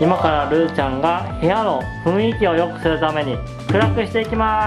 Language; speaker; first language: Japanese; native; Japanese